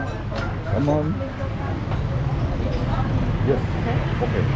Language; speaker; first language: English; non-native, learner; Korean